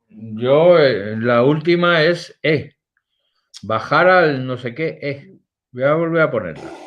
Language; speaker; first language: Spanish; native; Spanish